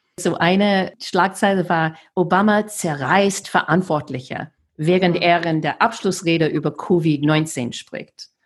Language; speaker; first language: German; non-native, fluent; English